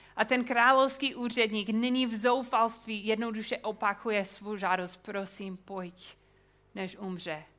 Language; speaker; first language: Czech; non-native, fluent; English